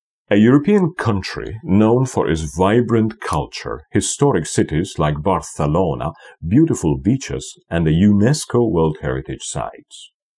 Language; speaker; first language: English; non-native, fluent; Polish